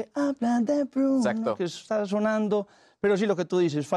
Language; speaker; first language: Spanish; native; Spanish